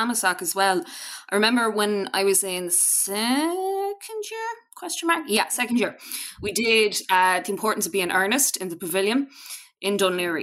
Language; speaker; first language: English; native; English